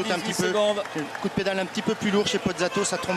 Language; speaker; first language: French; native; French